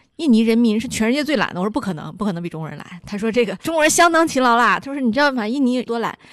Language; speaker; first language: Chinese; native; Chinese